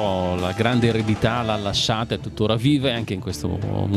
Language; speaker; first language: Italian; native; Italian